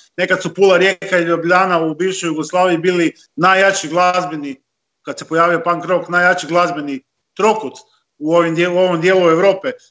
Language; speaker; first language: Croatian; native; Croatian